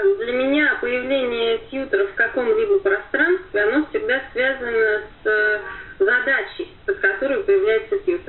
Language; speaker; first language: Russian; native; Russian